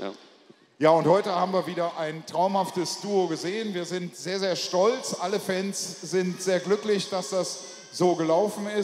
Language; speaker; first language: German; native; German